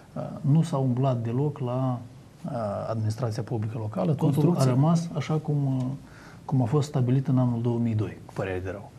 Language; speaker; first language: Romanian; native; Romanian